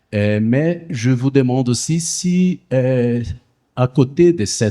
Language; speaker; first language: French; non-native, fluent; Portuguese